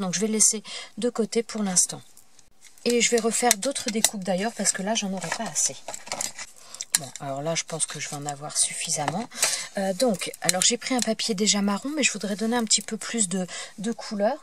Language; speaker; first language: French; native; French